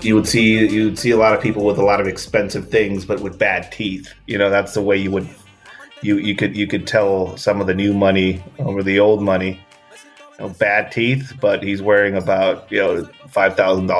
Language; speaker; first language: English; non-native, fluent; Spanish